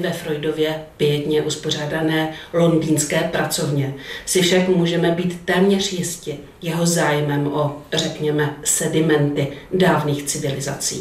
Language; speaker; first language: Czech; native; Czech